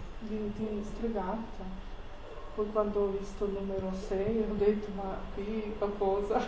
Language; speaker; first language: Italian; non-native, fluent; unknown